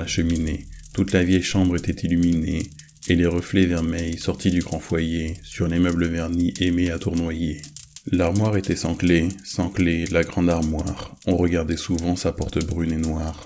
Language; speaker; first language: French; native; French